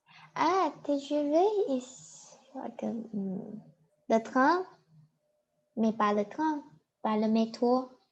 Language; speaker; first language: French; non-native, learner; Chinese